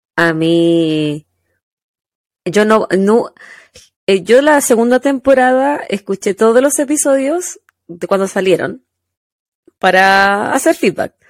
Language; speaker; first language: Spanish; native; Spanish